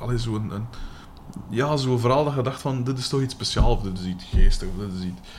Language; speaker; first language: Dutch; native; Dutch